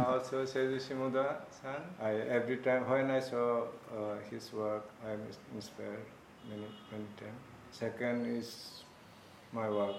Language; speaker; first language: English; non-native, local second language; Kok Borok